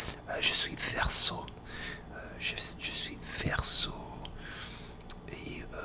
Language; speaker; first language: French; non-native, learner; English